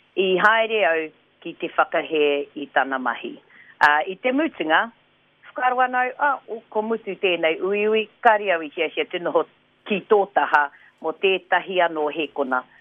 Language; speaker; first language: Māori; non-native, local second language; English